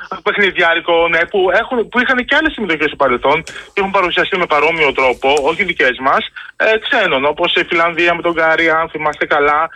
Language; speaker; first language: Greek; native; Greek